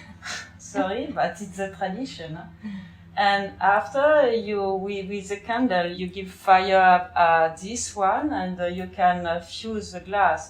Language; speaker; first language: English; non-native, learner; French